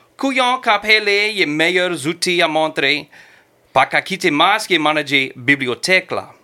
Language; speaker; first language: French; non-native, fluent; English